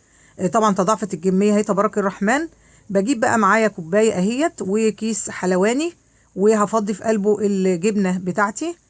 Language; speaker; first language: Arabic; native; Arabic